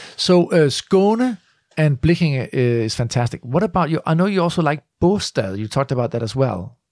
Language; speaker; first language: English; non-native, fluent; Danish